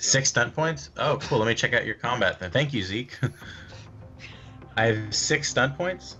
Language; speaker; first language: English; native; English